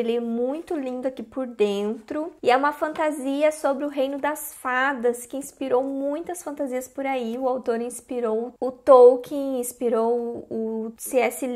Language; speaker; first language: Portuguese; native; Portuguese